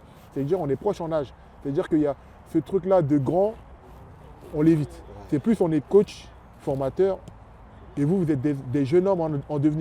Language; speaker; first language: French; native; French